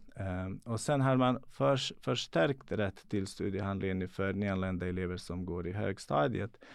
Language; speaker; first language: Swedish; non-native, fluent; Bosnian